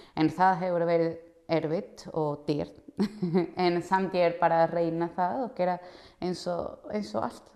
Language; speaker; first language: Icelandic; non-native, fluent; Spanish